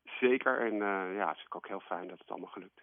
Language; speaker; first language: Dutch; native; Dutch